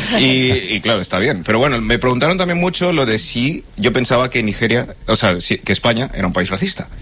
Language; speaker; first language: Spanish; early bilingual, other home language; English